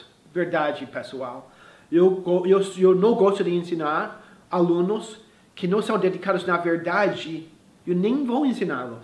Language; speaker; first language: Portuguese; non-native, fluent; English